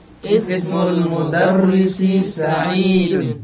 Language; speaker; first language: Arabic; non-native, learner; Indonesian